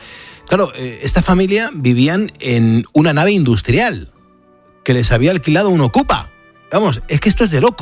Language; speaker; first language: Spanish; native; Spanish